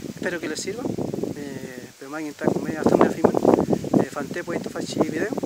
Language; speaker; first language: Spanish; native; Spanish